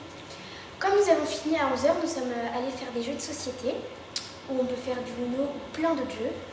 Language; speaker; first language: French; native; French